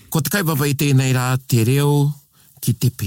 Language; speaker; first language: Māori; non-native, local second language; English